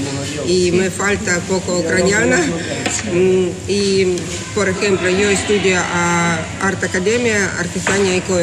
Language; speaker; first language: Spanish; non-native, learner; Russian